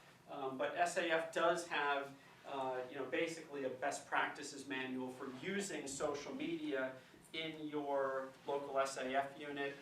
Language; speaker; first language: English; native; English